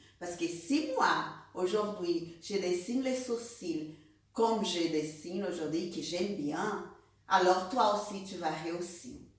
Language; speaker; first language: French; non-native, fluent; Portuguese